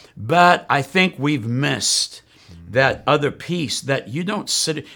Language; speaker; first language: English; native; English